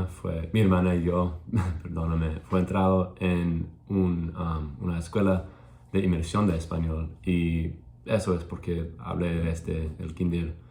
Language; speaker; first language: Spanish; non-native, learner; English